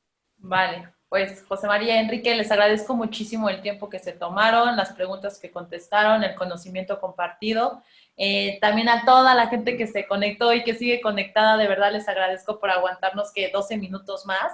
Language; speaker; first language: Spanish; native; Spanish